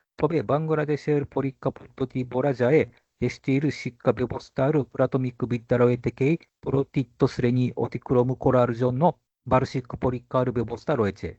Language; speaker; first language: Bangla; non-native, fluent; Japanese